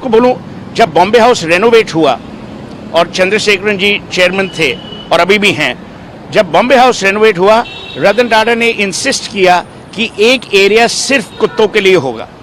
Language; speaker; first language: Hindi; native; Hindi